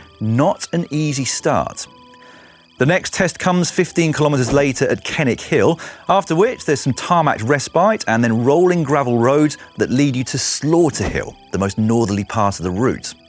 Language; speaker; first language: English; native; English